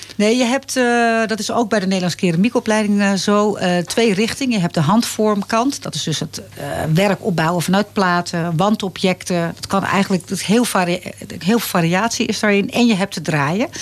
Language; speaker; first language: Dutch; native; Dutch